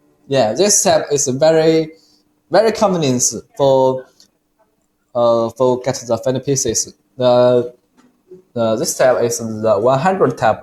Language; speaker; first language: English; non-native, learner; Chinese